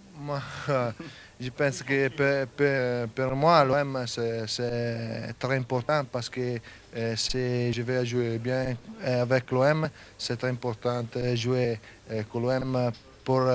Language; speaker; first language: French; non-native, learner; Italian